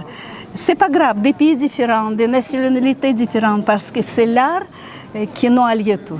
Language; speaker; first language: French; non-native, fluent; Russian